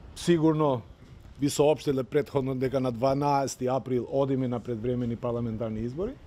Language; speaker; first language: Macedonian; non-native, local second language; Albanian